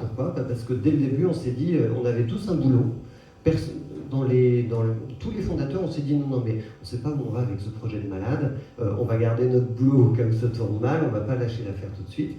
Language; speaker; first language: French; native; French